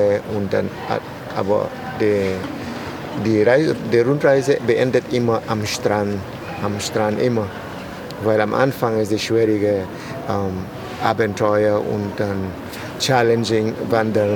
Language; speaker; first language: German; non-native, learner; Spanish